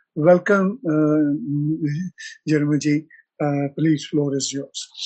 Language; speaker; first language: English; non-native, local second language; Punjabi